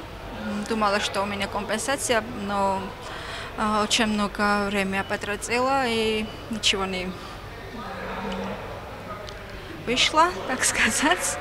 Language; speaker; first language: Russian; non-native, learner; Georgian